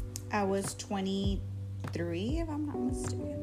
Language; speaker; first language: English; early bilingual, other home language; Spanish